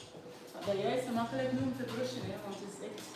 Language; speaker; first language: Dutch; non-native, fluent; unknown